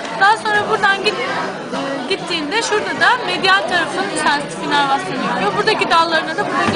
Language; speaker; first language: Turkish; native; Turkish